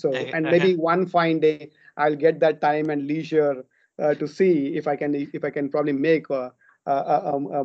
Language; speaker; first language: English; non-native, local second language; Kannada